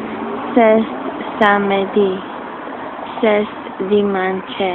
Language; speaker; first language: French; non-native, fluent; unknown